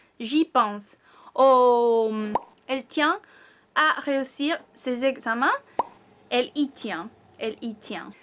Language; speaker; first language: French; non-native, fluent; Spanish